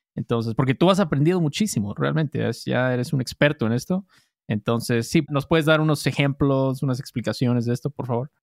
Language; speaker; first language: Spanish; native; Spanish